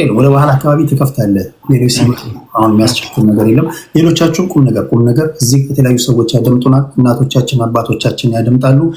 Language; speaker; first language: Amharic; native; Amharic